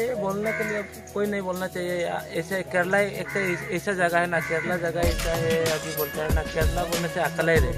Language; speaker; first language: Hindi; non-native, local second language; Assamese